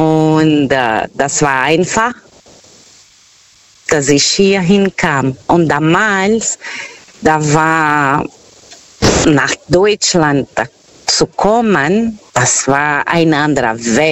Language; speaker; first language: German; non-native, fluent; Portuguese